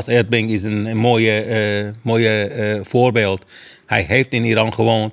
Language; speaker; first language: Dutch; non-native, fluent; Persian